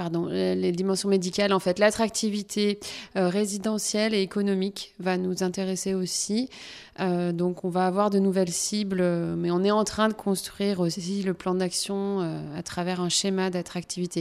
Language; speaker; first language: French; native; French